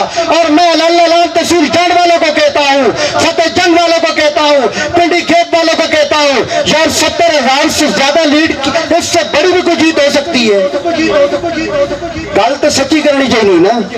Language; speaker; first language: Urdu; non-native, local second language; Punjabi